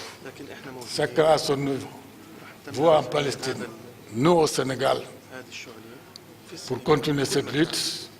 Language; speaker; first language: French; non-native, local second language; Wolof